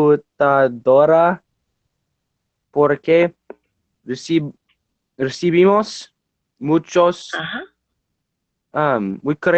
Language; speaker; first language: Spanish; non-native, learner; English